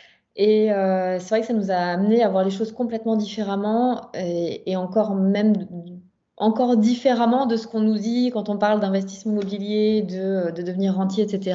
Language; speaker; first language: French; native; French